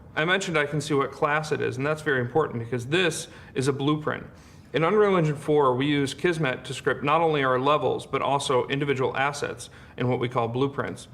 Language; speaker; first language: English; native; English